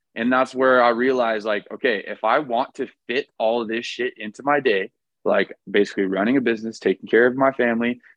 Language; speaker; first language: English; native; English